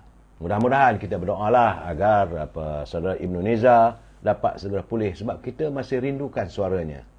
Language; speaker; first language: Malay; native; Malay